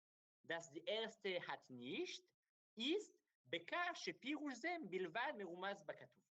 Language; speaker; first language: German; non-native, learner; Hebrew